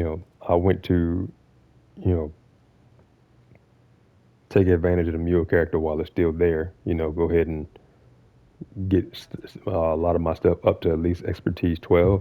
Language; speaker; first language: English; native; English